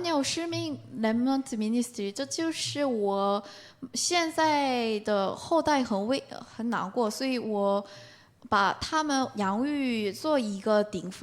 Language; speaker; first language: Chinese; non-native, learner; Korean